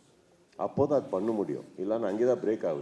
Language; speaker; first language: Tamil; non-native, learner; Kannada